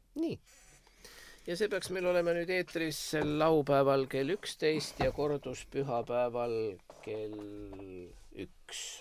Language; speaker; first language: Estonian; native; Estonian